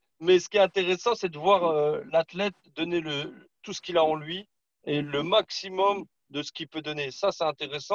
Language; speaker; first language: French; non-native, fluent; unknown